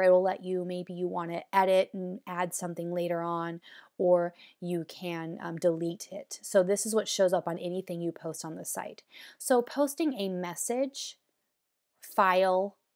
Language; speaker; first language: English; native; English